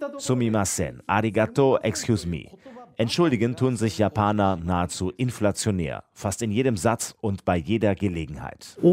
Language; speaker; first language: German; native; German